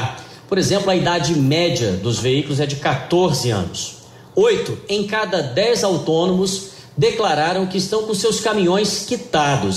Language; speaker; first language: Portuguese; native; Portuguese